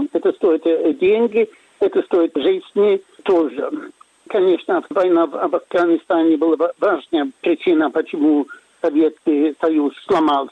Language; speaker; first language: Russian; non-native, fluent; Swedish